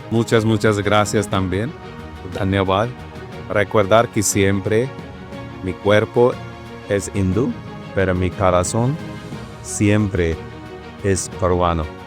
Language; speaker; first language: Spanish; non-native, learner; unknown